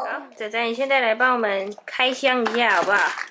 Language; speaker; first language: Chinese; native; Chinese